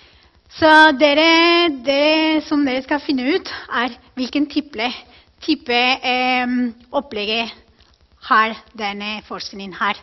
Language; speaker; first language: Norwegian; non-native, fluent; Spanish